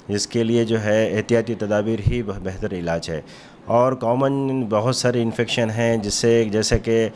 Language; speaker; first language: Hindi; non-native, local second language; Urdu